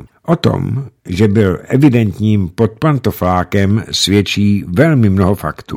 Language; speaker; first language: Czech; native; Czech